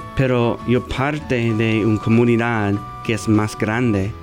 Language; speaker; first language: Spanish; non-native, learner; English